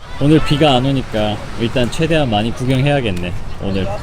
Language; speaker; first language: Korean; native; Korean